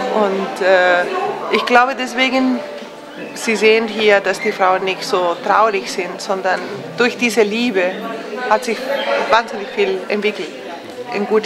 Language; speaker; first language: German; non-native, fluent; Spanish